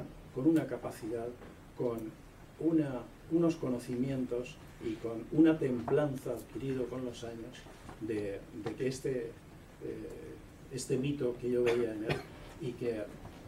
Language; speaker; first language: Spanish; native; Spanish